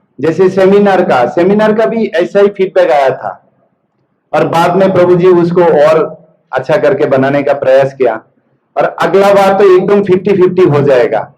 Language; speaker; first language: Hindi; non-native, local second language; Bangla